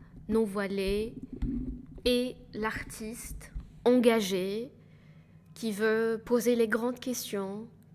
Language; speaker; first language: French; non-native, local second language; Arabic